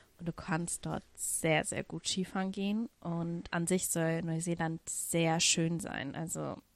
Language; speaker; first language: German; early bilingual, other home language; Russian